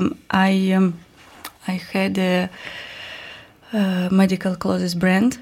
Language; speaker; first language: English; non-native, learner; Russian